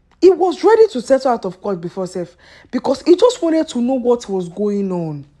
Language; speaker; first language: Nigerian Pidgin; non-native, local second language; Yoruba